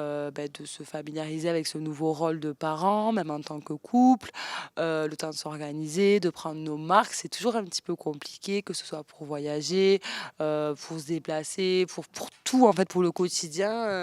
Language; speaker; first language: French; native; French